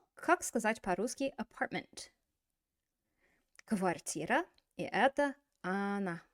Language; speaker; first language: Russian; non-native, fluent; English